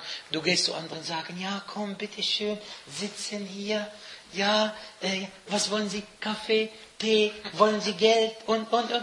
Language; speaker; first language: German; non-native, fluent; Arabic